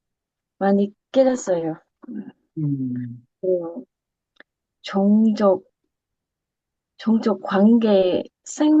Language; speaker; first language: Korean; non-native, learner; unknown